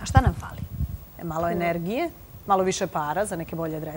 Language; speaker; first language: Serbian; native; Serbian